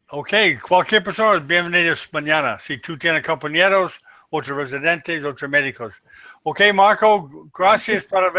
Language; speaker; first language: Spanish; non-native, learner; English